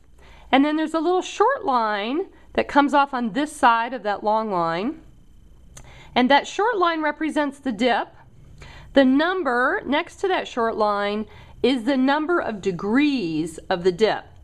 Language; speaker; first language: English; native; English